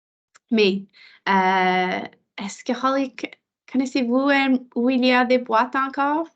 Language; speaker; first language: French; non-native, local second language; English